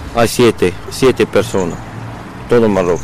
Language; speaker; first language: Spanish; non-native, learner; Arabic